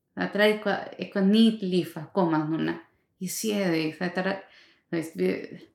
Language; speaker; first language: Icelandic; non-native, learner; Spanish